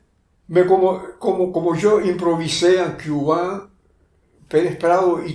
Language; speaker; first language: French; non-native, fluent; Spanish